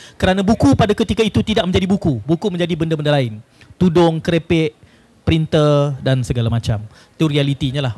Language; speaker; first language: Malay; native; Malay